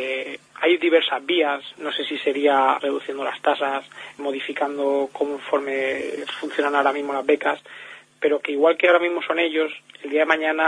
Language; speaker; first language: Spanish; native; Spanish